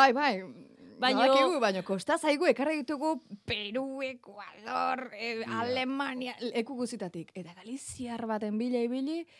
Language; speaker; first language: Basque; native; Basque